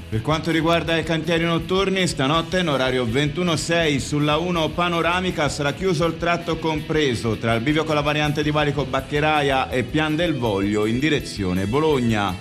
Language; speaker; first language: Italian; native; Italian